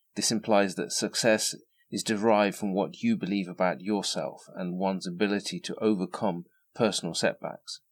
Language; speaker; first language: English; native; English